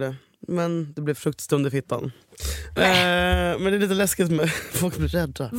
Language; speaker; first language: Swedish; native; Swedish